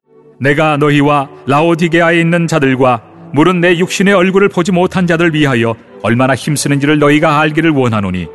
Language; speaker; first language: Korean; native; Korean